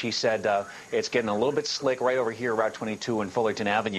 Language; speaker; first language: English; native; English